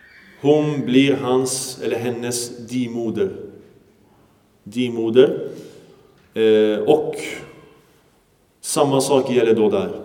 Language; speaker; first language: Swedish; early bilingual, other home language; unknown